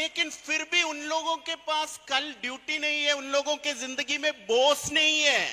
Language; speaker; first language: Hindi; non-native, fluent; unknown